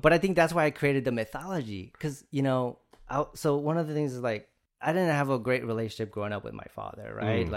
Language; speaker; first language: English; early bilingual, other home language; Spanish